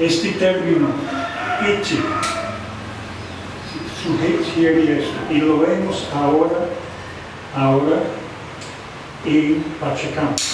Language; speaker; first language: Spanish; non-native, fluent; English